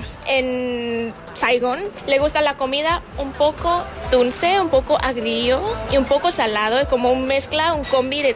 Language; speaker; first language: Spanish; non-native, learner; Vietnamese